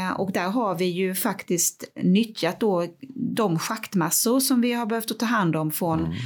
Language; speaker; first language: Swedish; native; Swedish